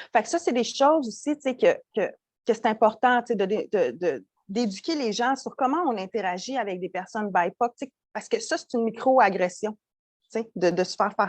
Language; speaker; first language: French; native; French